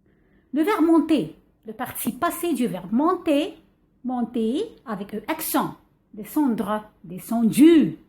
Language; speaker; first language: French; non-native, fluent; Arabic